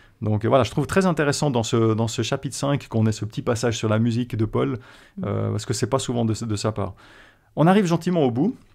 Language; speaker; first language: French; native; French